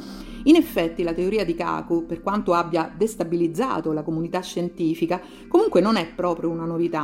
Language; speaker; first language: Italian; native; Italian